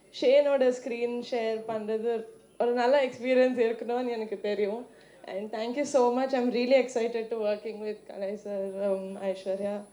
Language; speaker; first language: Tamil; non-native, learner; Telugu